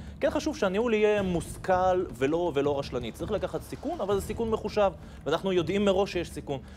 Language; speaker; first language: Hebrew; native; Hebrew